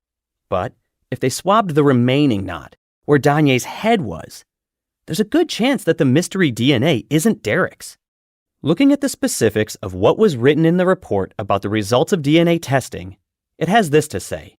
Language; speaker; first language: English; native; English